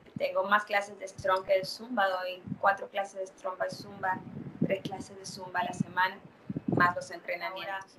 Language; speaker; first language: Spanish; native; Spanish